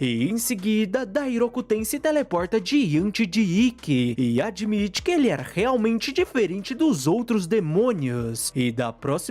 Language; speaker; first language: Portuguese; native; Portuguese